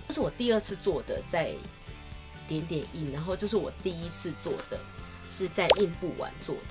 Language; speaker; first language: Chinese; native; Chinese